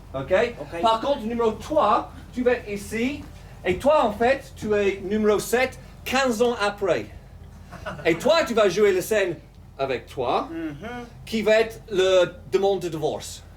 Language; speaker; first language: French; native; French